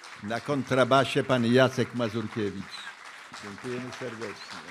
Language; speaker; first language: Polish; native; Polish